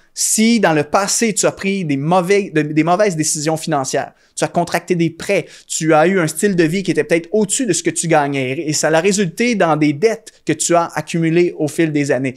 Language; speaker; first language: French; native; French